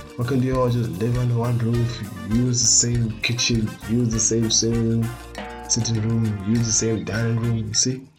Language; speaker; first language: English; non-native, local second language; Tswana